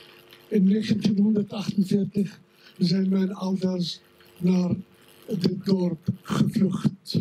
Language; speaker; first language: Dutch; non-native, fluent; Arabic